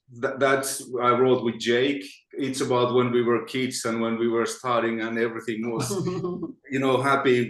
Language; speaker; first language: English; non-native, fluent; Finnish